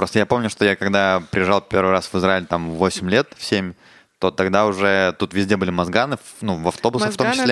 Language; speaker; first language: Russian; native; Russian